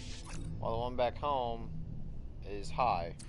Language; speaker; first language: English; native; English